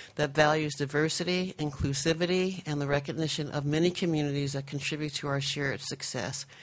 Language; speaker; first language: English; native; English